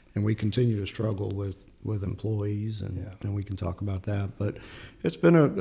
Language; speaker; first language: English; early bilingual, other home language; Italian